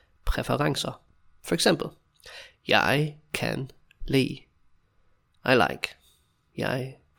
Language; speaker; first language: Danish; non-native, fluent; English